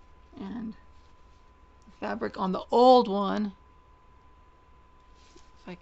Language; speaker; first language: English; native; English